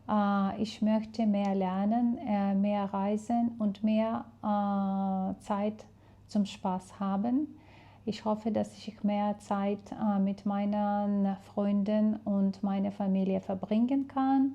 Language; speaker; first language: German; non-native, fluent; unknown